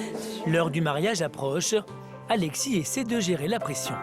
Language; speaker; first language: French; native; French